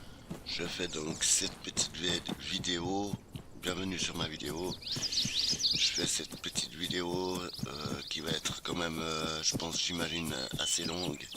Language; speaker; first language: French; native; French